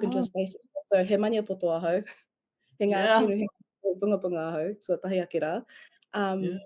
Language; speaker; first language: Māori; non-native, local second language; English